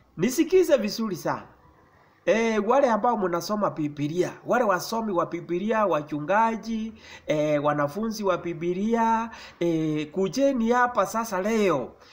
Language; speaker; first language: Swahili; non-native, local second language; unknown